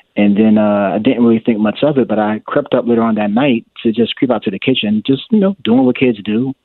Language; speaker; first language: English; native; English